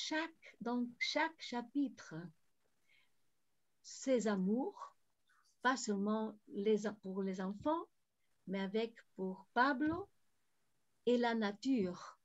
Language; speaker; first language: French; non-native, fluent; Spanish